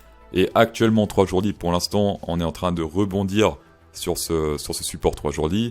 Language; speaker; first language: French; native; French